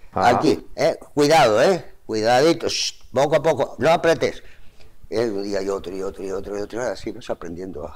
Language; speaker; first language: Spanish; native; Spanish